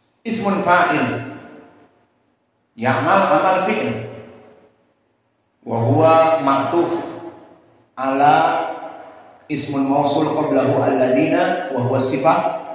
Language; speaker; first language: Arabic; non-native, learner; Indonesian